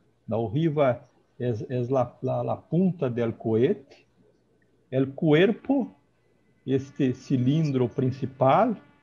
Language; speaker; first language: Spanish; non-native, learner; Portuguese